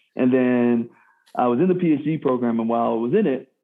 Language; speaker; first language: English; native; English